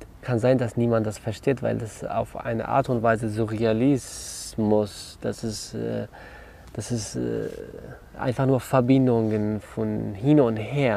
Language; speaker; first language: German; non-native, learner; Kurdish